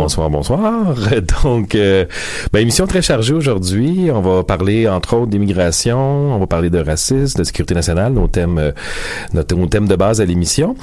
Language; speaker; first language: French; native; French